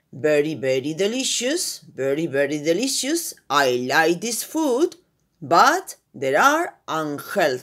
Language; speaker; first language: English; non-native, fluent; Spanish